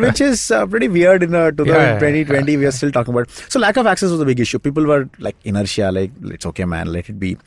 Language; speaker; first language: English; non-native, local second language; Kannada